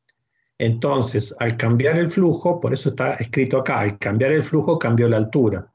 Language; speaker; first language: Spanish; native; Spanish